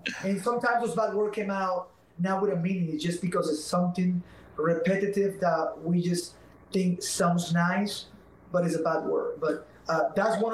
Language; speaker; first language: English; non-native, fluent; Spanish